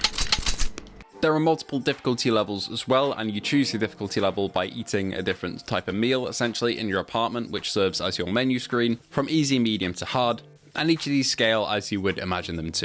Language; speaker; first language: English; native; English